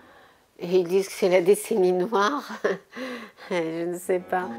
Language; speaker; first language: French; non-native, local second language; Arabic